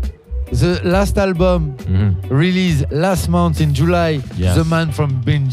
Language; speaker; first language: English; non-native, learner; French